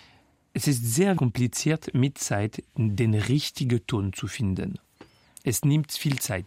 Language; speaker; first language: German; non-native, fluent; French